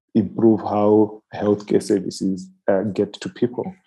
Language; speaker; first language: English; non-native, local second language; Shona